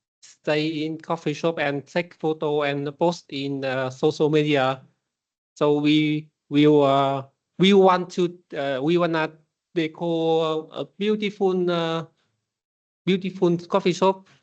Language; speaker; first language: English; non-native, learner; Vietnamese